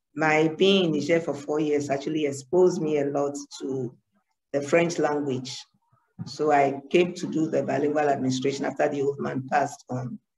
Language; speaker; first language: English; non-native, local second language; Ewe